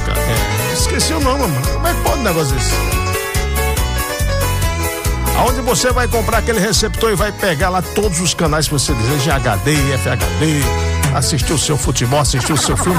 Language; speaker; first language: Portuguese; native; Portuguese